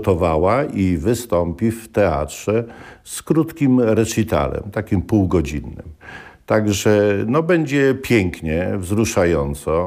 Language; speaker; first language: Polish; native; Polish